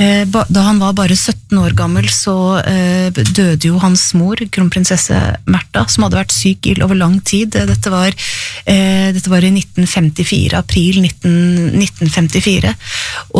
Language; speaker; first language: Norwegian; native; Norwegian